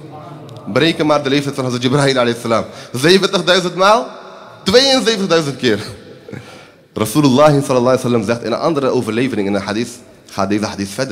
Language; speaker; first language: Dutch; early bilingual, other home language; Urdu